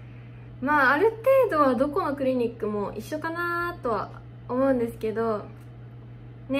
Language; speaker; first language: Japanese; early bilingual, heritage; Japanese